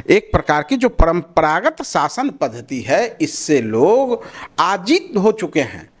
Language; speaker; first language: Hindi; non-native, local second language; Maithili